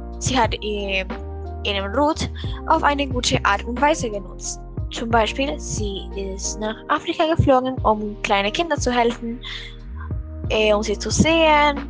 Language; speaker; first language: German; non-native, learner; Spanish